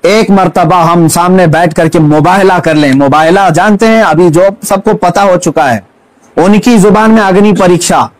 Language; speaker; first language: Hindi; native; Hindi